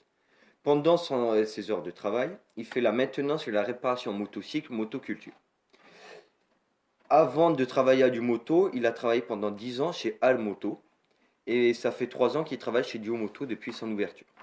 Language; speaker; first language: French; native; French